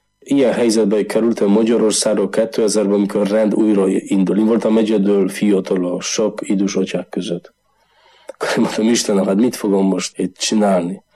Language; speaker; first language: Hungarian; non-native, learner; Polish